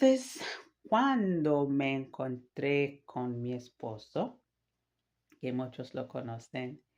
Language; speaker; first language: Spanish; non-native, fluent; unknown